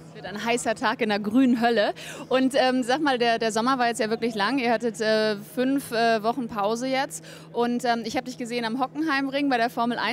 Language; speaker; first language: German; native; German